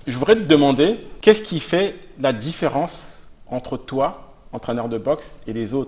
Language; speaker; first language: French; native; French